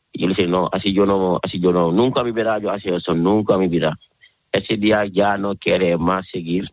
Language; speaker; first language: Spanish; non-native, learner; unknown